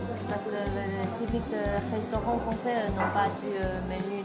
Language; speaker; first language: French; non-native, learner; Chinese